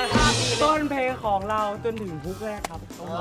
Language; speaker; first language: Thai; native; Thai